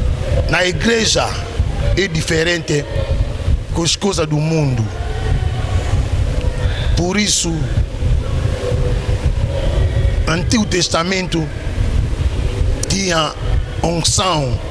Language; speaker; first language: Portuguese; non-native, learner; Lingala